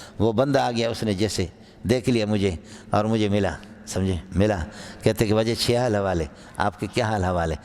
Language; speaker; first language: Urdu; non-native, local second language; Brahui